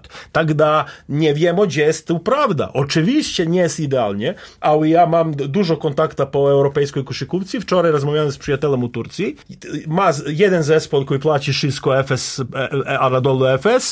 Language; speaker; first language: Polish; non-native, learner; Serbian